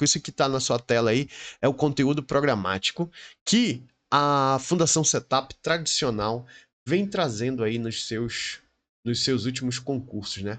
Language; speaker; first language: Portuguese; native; Portuguese